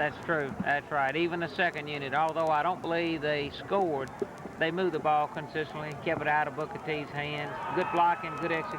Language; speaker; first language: English; native; English